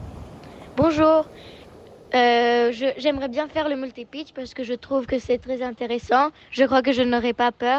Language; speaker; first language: French; early bilingual, heritage; French